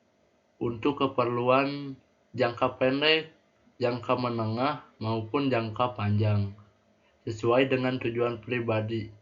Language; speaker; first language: Indonesian; native; Indonesian